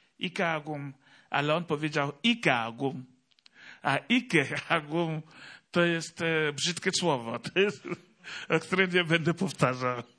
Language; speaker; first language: Polish; non-native, fluent; Igbo